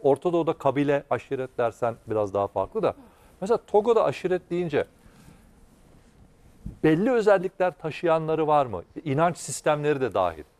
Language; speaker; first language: Turkish; native; Turkish